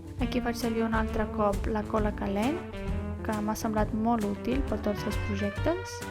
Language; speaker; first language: Catalan; non-native, local second language; Spanish